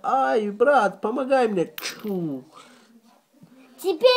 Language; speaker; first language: Russian; early bilingual, heritage; Russian